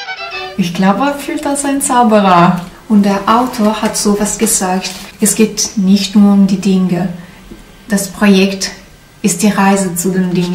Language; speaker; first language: German; non-native, learner; Italian